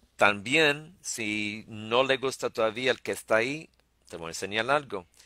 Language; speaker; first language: Spanish; early bilingual, heritage; Spanish